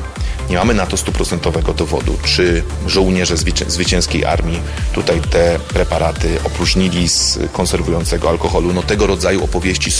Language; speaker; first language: Polish; native; Polish